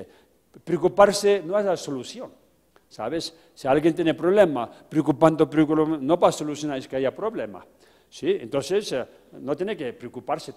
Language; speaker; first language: Spanish; non-native, fluent; Tibetan